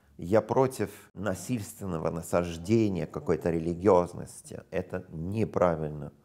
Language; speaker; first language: Russian; non-native, fluent; English